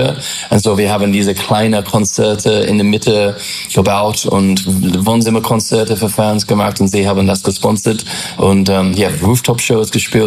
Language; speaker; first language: German; non-native, fluent; English